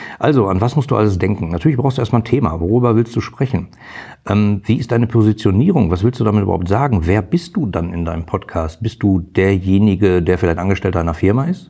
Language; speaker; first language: German; native; German